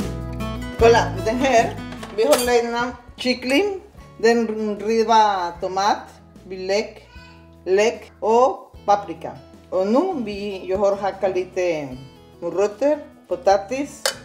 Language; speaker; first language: Swedish; non-native, learner; Spanish